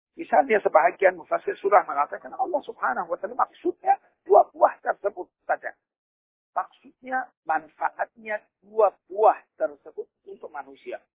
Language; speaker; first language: Indonesian; non-native, fluent; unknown